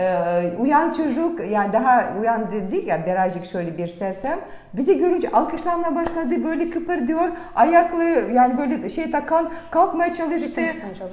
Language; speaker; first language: Turkish; non-native, fluent; Russian